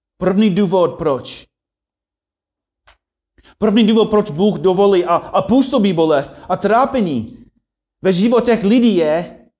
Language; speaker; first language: Czech; non-native, fluent; English